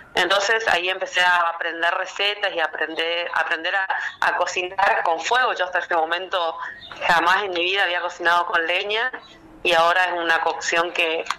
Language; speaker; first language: Spanish; native; Spanish